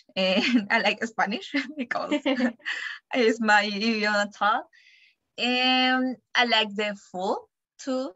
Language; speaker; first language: English; non-native, learner; Spanish